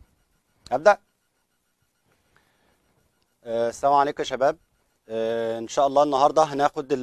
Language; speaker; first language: Arabic; native; Arabic